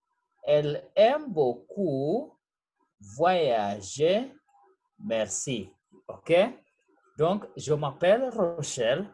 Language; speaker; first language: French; non-native, learner; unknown